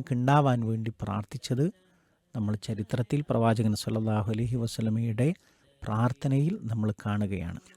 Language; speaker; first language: Malayalam; native; Malayalam